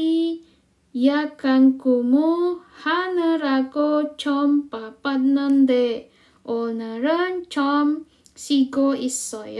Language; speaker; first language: Korean; non-native, fluent; Indonesian